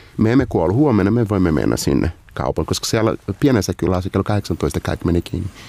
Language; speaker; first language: Finnish; non-native, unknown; Portuguese